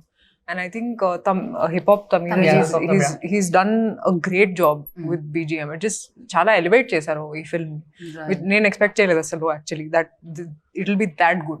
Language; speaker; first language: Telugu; non-native, fluent; Hindi